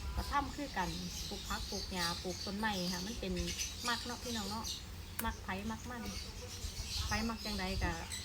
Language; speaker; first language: Thai; non-native, local second language; Northeastern Thai